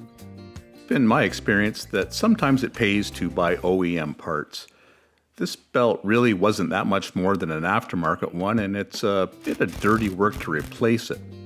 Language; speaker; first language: English; native; English